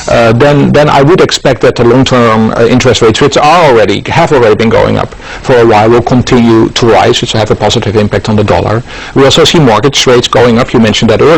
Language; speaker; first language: English; non-native, fluent; Dutch